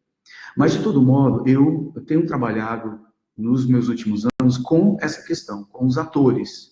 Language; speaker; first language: Portuguese; native; Portuguese